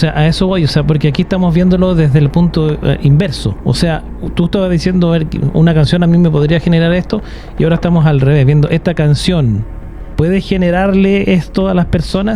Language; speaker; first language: Spanish; native; Spanish